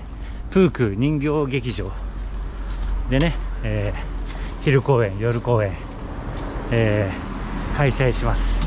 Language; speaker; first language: Japanese; native; Japanese